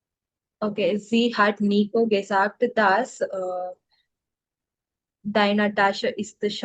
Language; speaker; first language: German; non-native, learner; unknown